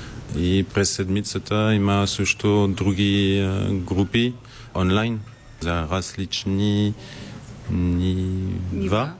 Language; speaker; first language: Bulgarian; non-native, learner; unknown